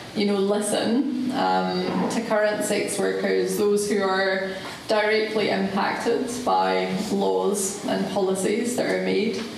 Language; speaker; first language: English; native; English